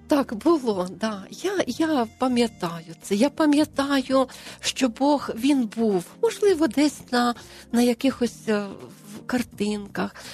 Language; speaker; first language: Ukrainian; native; Ukrainian